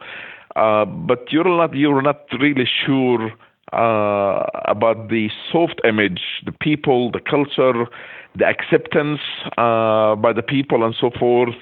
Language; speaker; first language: English; non-native, fluent; Hebrew